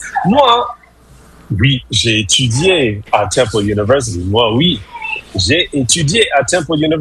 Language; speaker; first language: French; non-native, fluent; English